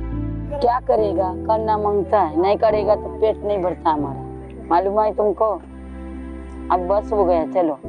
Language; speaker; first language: Hindi; non-native, local second language; Marathi